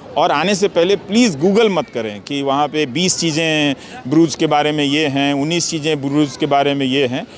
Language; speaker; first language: Hindi; native; Hindi